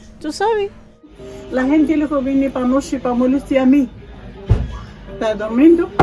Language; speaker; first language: Spanish; non-native, learner; Arabic